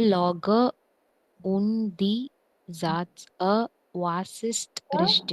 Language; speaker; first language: German; non-native, learner; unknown